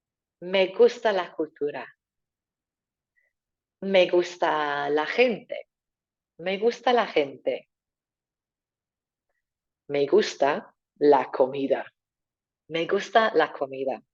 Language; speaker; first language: Spanish; non-native, fluent; English